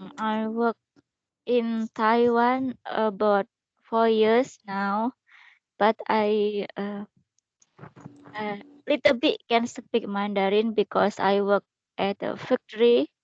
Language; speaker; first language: English; non-native, learner; Indonesian